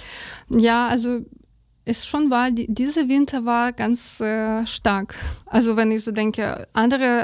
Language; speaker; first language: German; non-native, learner; Ukrainian